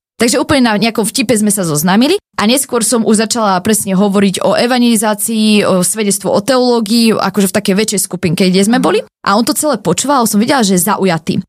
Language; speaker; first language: Slovak; native; Slovak